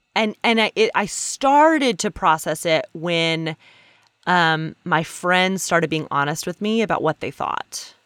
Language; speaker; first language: English; native; English